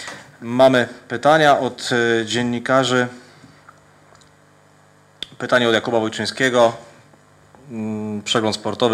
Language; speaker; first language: Polish; native; Polish